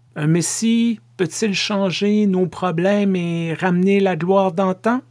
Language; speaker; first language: French; native; French